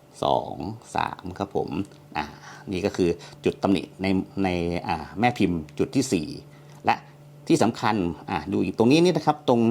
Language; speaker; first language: Thai; native; Thai